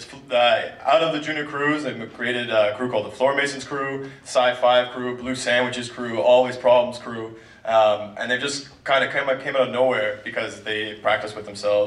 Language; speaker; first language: English; native; English